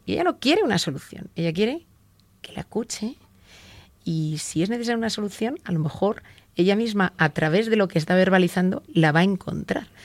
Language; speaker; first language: Spanish; native; Spanish